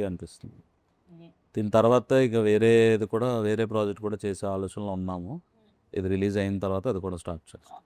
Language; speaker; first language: Telugu; native; Telugu